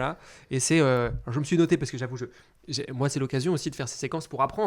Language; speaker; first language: French; native; French